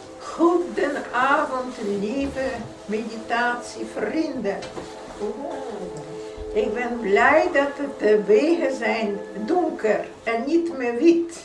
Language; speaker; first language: Dutch; non-native, fluent; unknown